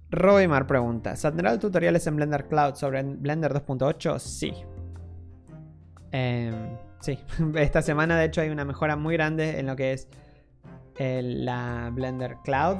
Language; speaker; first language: Spanish; native; Spanish